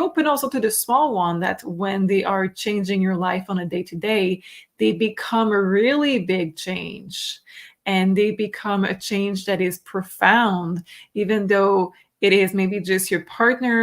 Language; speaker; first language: English; non-native, fluent; French